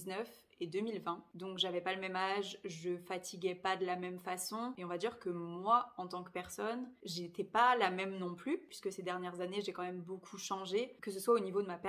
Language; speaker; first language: French; native; French